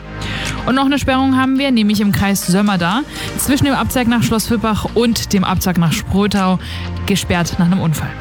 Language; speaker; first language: German; native; German